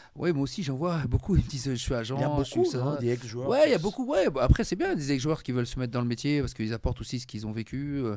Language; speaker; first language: French; native; French